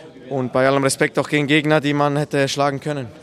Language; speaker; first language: German; native; German